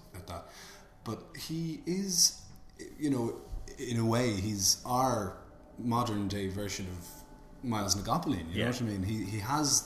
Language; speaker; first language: English; native; English